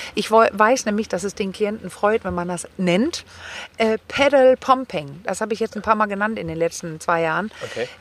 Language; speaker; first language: German; non-native, fluent; Danish